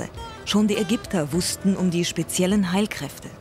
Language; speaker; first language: German; native; German